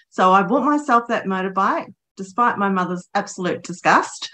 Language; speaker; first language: English; native; English